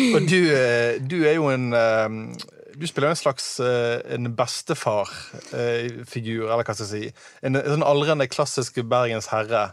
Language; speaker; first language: Norwegian; native; Norwegian